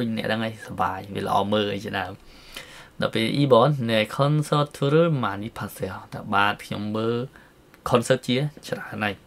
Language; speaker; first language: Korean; non-native, fluent; Khmer